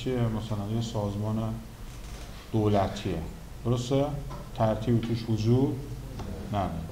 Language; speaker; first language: Persian; native; Persian